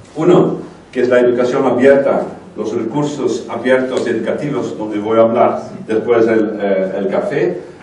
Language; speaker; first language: Spanish; non-native, fluent; Dutch